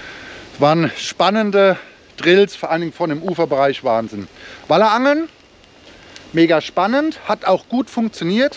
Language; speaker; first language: German; native; German